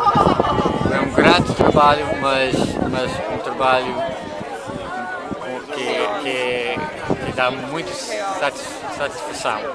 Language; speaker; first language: Portuguese; non-native, fluent; English